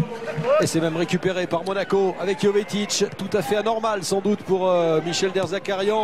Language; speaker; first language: French; native; French